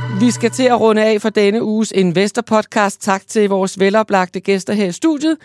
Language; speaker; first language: Danish; native; Danish